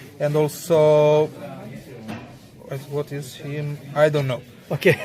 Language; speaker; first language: English; non-native, fluent; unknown